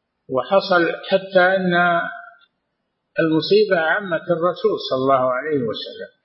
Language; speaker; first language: Arabic; native; Arabic